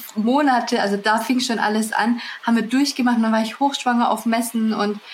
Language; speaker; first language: German; early bilingual, other home language; Russian